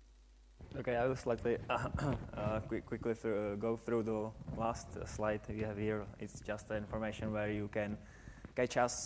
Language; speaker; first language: English; non-native, fluent; Czech